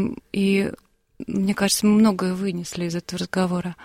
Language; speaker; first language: Russian; native; Russian